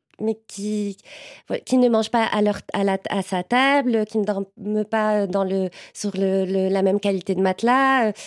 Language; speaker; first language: French; non-native, local second language; Arabic